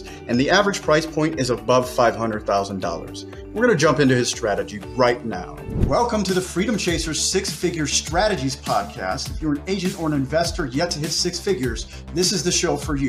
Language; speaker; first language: English; native; English